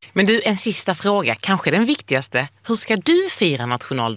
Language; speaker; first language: Swedish; native; Swedish